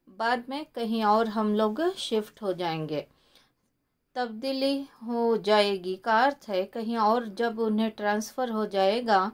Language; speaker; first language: Hindi; non-native, local second language; Kannada